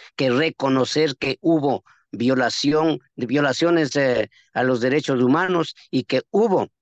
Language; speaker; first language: Spanish; native; Spanish